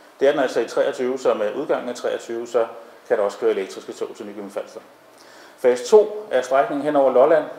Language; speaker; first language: Danish; native; Danish